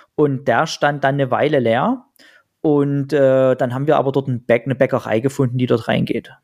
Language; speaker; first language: German; native; German